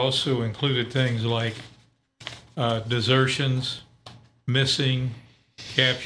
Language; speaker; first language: English; native; English